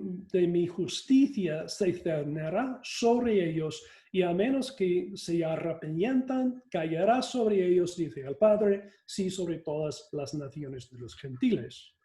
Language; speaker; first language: Spanish; non-native, fluent; English